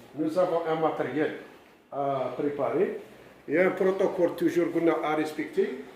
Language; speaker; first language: French; non-native, local second language; Arabic